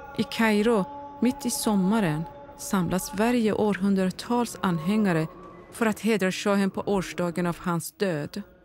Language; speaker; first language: Swedish; non-native, fluent; Persian